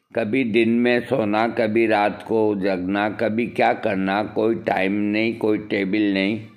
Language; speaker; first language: Hindi; native; Hindi